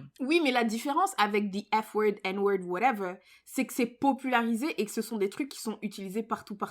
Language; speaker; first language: French; native; French